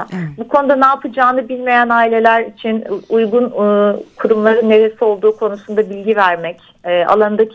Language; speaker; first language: Turkish; native; Turkish